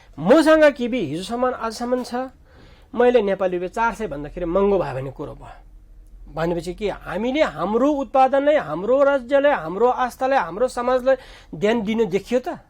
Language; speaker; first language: Nepali; non-native, local second language; Sherpa